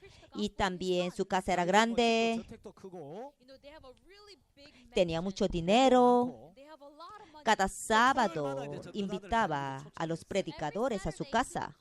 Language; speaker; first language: Spanish; non-native, fluent; Korean